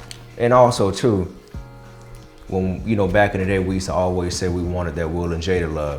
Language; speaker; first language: English; native; English